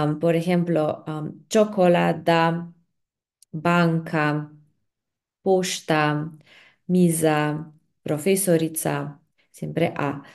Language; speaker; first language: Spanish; non-native, fluent; Slovenian